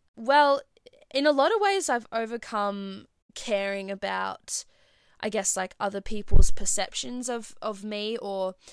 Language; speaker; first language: English; native; English